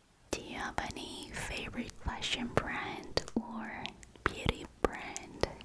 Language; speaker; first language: English; non-native, fluent; Korean